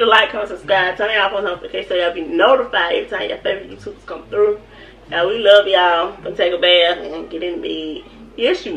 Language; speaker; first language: English; native; English